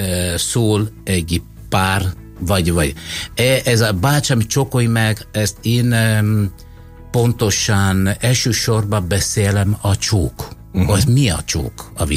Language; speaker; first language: Hungarian; non-native, fluent; Italian